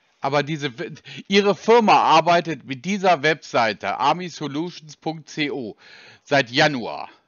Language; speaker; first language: German; native; German